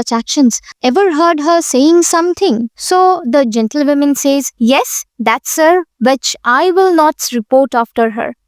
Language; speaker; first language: English; non-native, local second language; Hindi